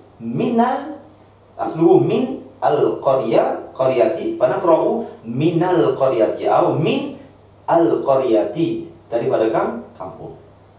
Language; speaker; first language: Arabic; non-native, fluent; Malay